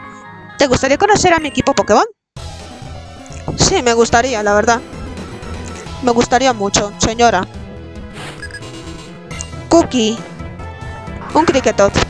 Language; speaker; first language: Spanish; native; Spanish